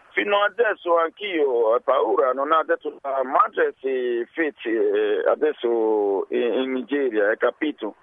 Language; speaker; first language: Italian; non-native, learner; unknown